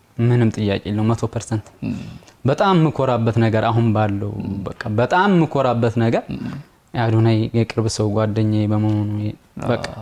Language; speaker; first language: Amharic; native; Amharic